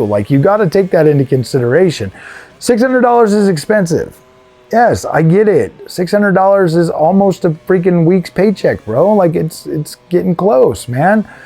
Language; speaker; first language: English; native; English